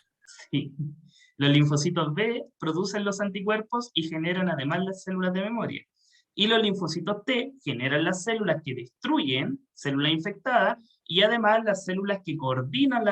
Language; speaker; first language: Spanish; native; Spanish